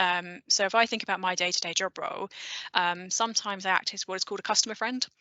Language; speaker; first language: English; native; English